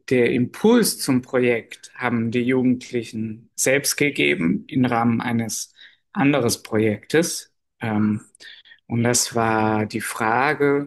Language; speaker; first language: German; non-native, fluent; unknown